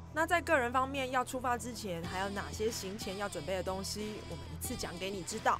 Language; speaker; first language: Chinese; native; Chinese